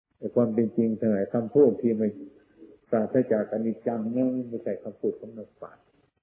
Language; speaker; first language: Thai; non-native, local second language; Northeastern Thai